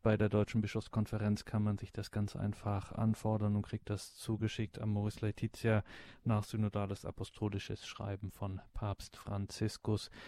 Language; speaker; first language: German; native; German